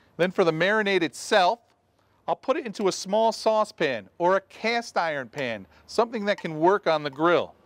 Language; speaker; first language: English; native; English